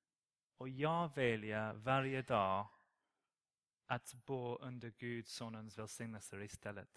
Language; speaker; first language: Swedish; non-native, learner; English